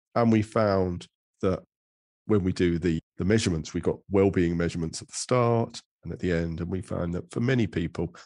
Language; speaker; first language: English; native; English